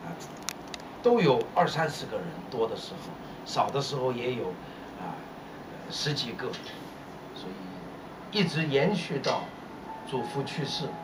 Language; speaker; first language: Chinese; native; Chinese